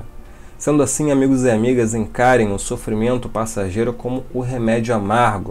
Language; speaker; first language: Portuguese; native; Portuguese